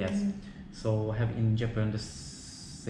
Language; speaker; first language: English; non-native, learner; Hungarian